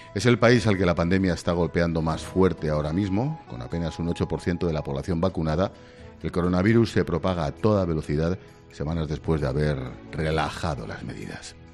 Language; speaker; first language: Spanish; native; Spanish